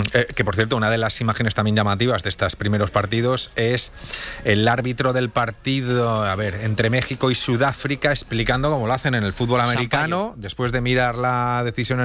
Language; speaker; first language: Spanish; native; Spanish